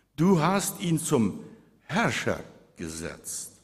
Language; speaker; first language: German; early bilingual, heritage; Spanish